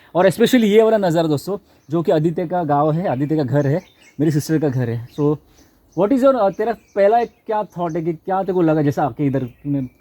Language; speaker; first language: Hindi; non-native, local second language; Marathi